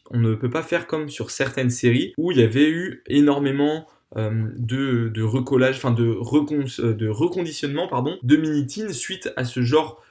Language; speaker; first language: French; native; French